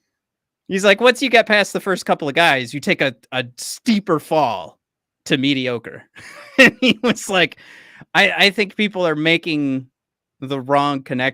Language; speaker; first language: English; native; English